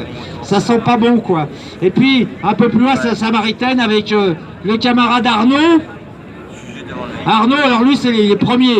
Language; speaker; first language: French; native; French